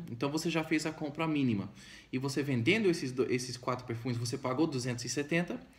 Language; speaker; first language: Portuguese; non-native, fluent; English